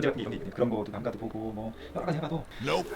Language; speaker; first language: Korean; native; Korean